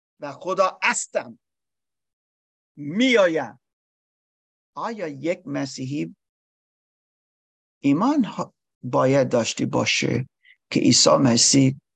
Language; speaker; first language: Persian; non-native, learner; English